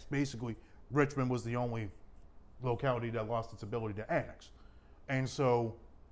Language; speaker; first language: English; native; English